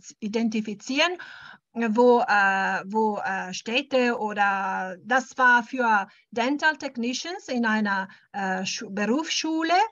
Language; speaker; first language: German; non-native, fluent; Italian